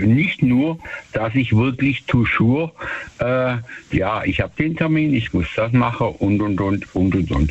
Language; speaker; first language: German; native; German